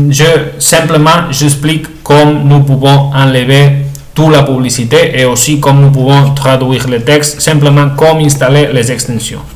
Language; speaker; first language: French; non-native, learner; Spanish